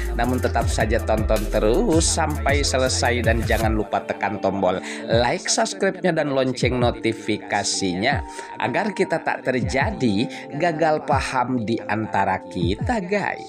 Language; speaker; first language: Indonesian; native; Indonesian